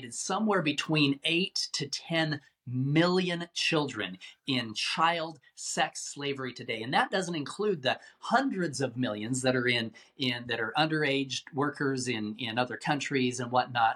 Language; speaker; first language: English; native; English